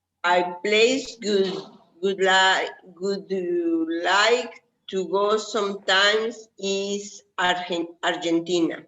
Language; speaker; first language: English; non-native, learner; Spanish